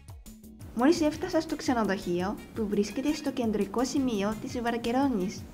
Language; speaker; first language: Greek; non-native, fluent; Japanese